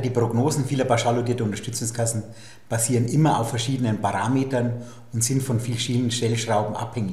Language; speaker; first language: German; native; German